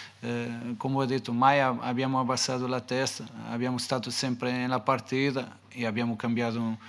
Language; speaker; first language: Italian; non-native, fluent; Portuguese